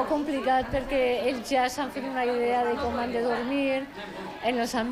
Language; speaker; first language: Catalan; native; Catalan